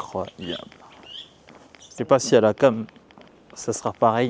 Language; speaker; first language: French; native; French